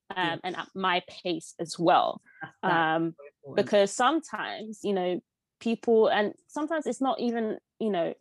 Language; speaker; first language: English; early bilingual, other home language; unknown